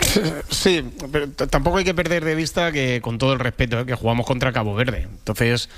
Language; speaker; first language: Spanish; native; Spanish